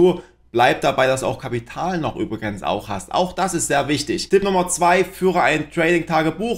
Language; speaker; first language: German; native; German